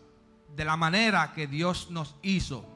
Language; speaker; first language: Spanish; early bilingual, heritage; Spanish